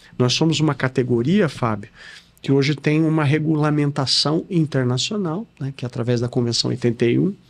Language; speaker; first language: Portuguese; native; Portuguese